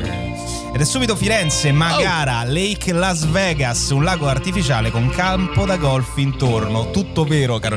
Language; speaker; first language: Italian; native; Italian